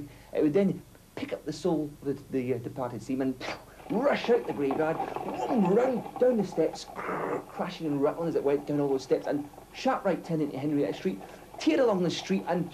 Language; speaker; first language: English; native; English